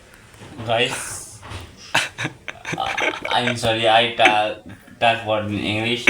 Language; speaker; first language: English; non-native, learner; Urdu